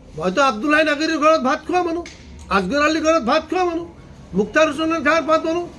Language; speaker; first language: Assamese; non-native, local second language; Bangla